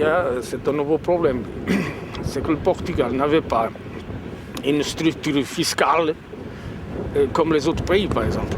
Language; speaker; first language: French; non-native, fluent; Portuguese